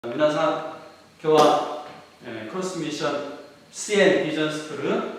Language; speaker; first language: Japanese; non-native, fluent; Korean